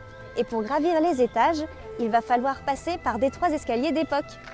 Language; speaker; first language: French; native; French